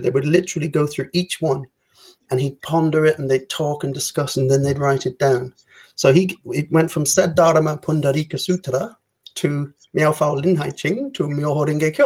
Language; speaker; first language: English; native; English